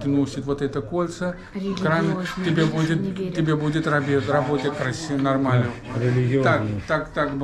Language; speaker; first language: Russian; non-native, learner; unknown